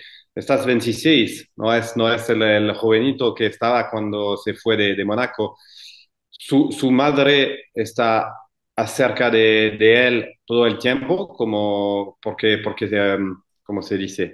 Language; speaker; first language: Spanish; non-native, fluent; French